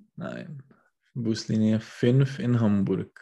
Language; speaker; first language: German; non-native, learner; Czech